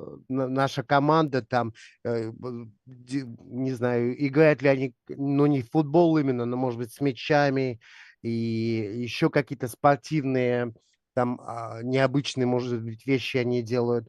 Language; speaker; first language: Russian; native; Russian